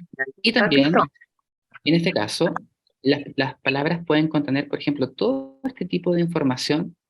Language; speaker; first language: Spanish; native; Spanish